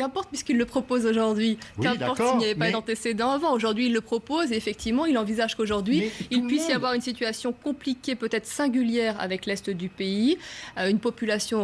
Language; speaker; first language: French; native; French